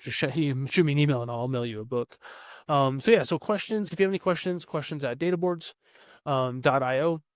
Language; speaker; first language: English; native; English